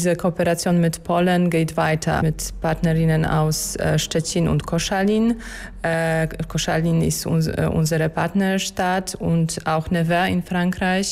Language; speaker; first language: German; non-native, fluent; Polish